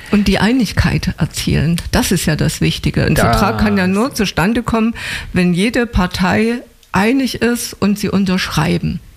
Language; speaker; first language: German; native; German